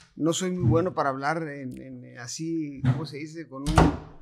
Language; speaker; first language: Spanish; native; Spanish